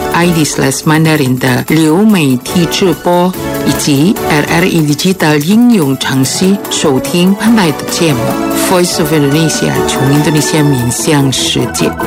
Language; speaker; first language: Chinese; early bilingual, heritage; Chinese